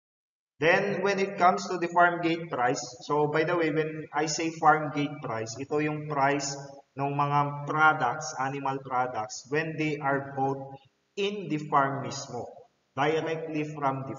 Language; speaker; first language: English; non-native, local second language; Filipino